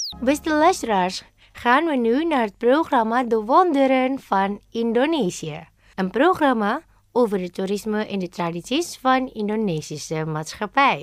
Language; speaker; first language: Dutch; non-native, learner; Indonesian